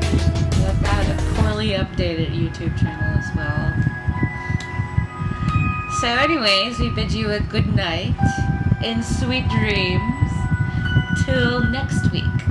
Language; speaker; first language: English; native; English